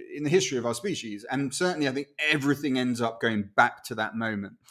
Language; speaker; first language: English; non-native, local second language; Spanish